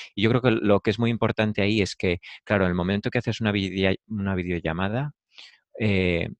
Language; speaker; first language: Spanish; native; Spanish